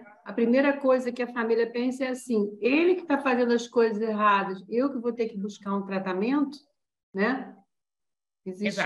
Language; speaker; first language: Portuguese; native; Portuguese